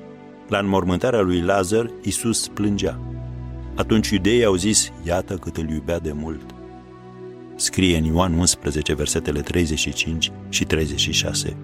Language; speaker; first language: Romanian; native; Romanian